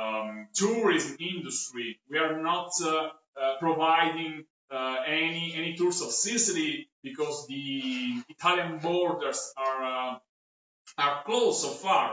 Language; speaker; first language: English; non-native, fluent; Italian